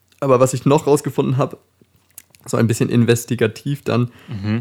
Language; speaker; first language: German; native; German